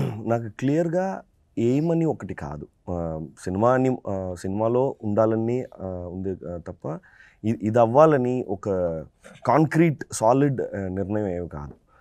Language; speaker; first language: Telugu; non-native, local second language; Tamil